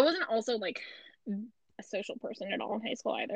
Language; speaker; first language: English; native; English